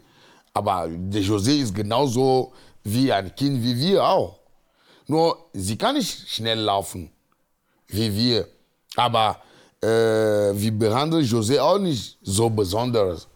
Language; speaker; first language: German; non-native, learner; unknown